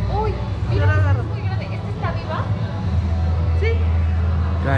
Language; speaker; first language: Spanish; native; Spanish